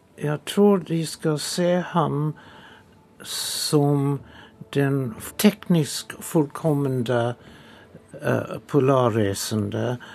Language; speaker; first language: Norwegian; non-native, fluent; English